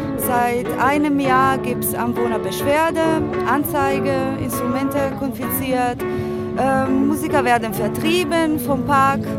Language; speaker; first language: German; non-native, fluent; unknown